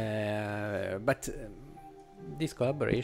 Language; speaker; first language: English; non-native, fluent; Italian